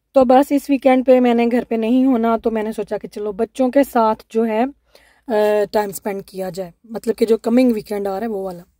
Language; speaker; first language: Urdu; non-native, local second language; Punjabi